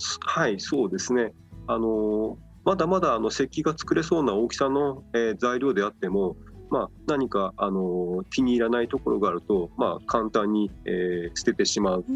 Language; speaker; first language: Japanese; native; Japanese